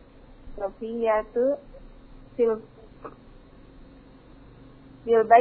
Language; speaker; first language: Arabic; non-native, learner; Indonesian